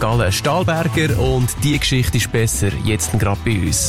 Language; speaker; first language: German; native; German